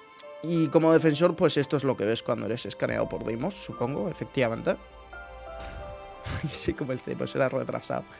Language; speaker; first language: Spanish; native; Spanish